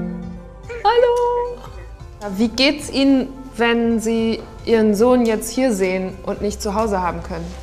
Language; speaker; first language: German; native; German